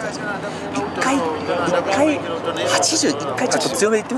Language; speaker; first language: Japanese; native; Japanese